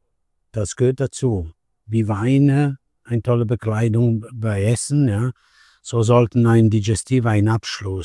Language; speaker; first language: German; non-native, fluent; Italian